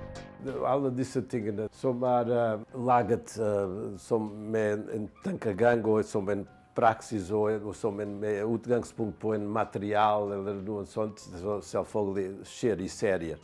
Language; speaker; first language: Norwegian; non-native, fluent; Bosnian